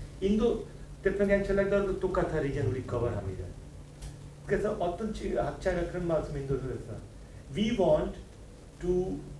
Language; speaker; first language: Korean; non-native, learner; Hindi